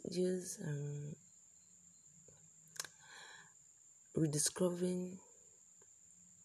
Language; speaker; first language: English; non-native, local second language; Igbo